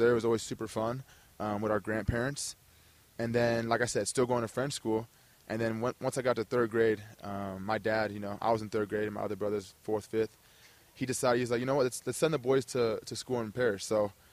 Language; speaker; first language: English; early bilingual, other home language; German